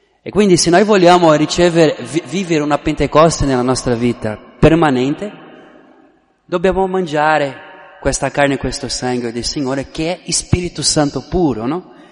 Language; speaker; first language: Italian; non-native, fluent; Portuguese